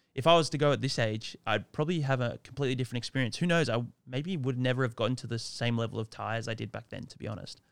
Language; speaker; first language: English; native; English